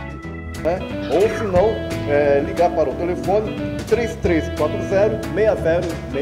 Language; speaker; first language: Portuguese; native; Portuguese